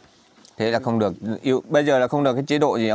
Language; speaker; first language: Vietnamese; native; Vietnamese